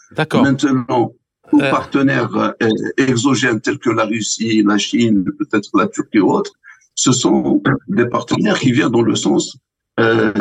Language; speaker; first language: French; non-native, local second language; Arabic